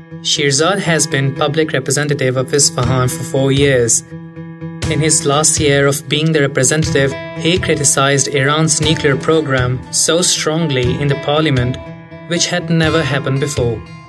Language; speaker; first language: English; non-native, local second language; Punjabi